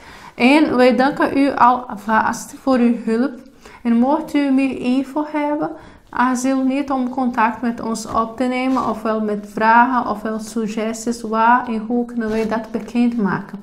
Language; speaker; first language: Dutch; non-native, fluent; Portuguese